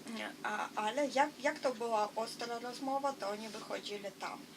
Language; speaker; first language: Polish; non-native, fluent; Russian